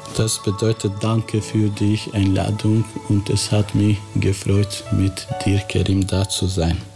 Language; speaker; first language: German; non-native, fluent; Albanian